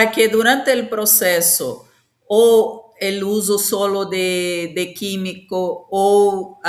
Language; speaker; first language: Spanish; non-native, fluent; Portuguese